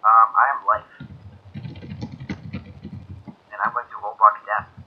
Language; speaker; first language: English; native; English